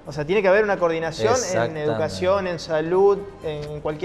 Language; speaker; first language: Spanish; native; Spanish